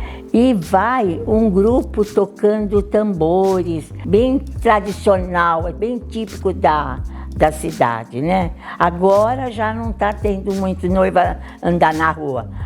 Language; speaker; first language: Portuguese; early bilingual, other home language; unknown